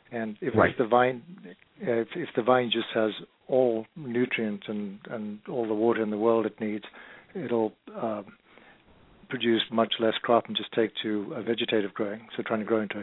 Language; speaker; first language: English; native; English